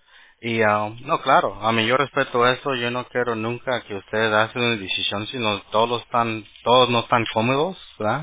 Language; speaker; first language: Spanish; early bilingual, heritage; Spanish